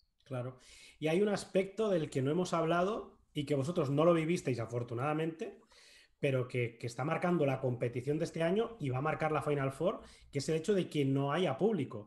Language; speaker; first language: Spanish; native; Spanish